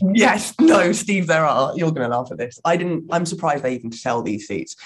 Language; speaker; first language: English; native; English